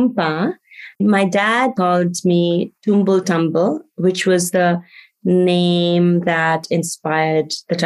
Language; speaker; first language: English; non-native, local second language; Bangla